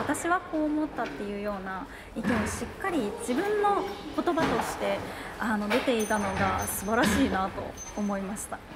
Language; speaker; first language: Japanese; native; Japanese